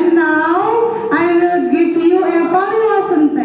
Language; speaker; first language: English; non-native, learner; Indonesian